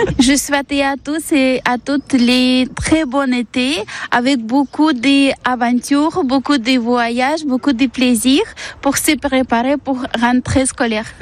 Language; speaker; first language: French; non-native, learner; Ukrainian